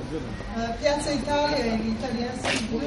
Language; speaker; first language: Italian; non-native, learner; Serbian